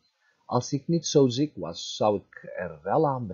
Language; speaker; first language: Dutch; non-native, fluent; Turkish